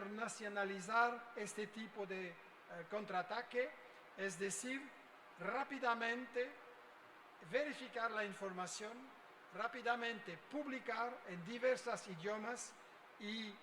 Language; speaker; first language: Spanish; non-native, fluent; French